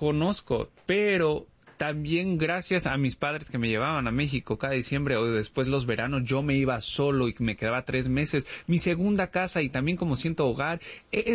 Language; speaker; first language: Spanish; early bilingual, heritage; Spanish